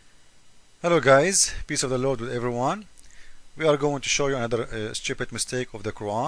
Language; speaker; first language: English; non-native, fluent; Arabic